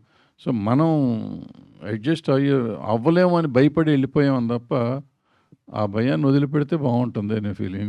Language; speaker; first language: Telugu; native; Telugu